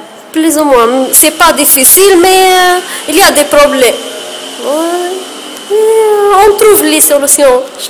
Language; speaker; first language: French; non-native, learner; Arabic